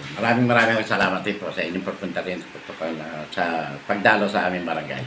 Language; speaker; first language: Filipino; native; Filipino